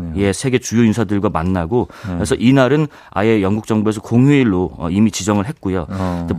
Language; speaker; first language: Korean; native; Korean